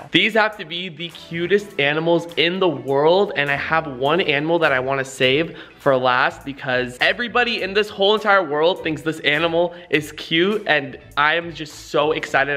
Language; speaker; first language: English; native; English